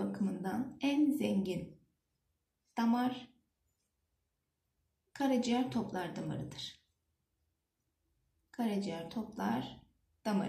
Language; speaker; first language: Turkish; native; Turkish